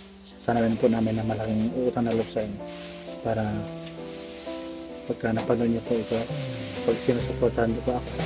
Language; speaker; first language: Filipino; native; Filipino